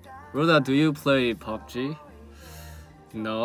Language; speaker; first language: English; non-native, learner; Korean